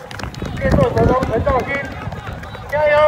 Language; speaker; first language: Chinese; native; Chinese